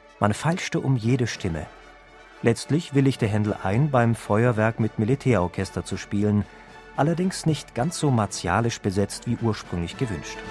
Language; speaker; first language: German; native; German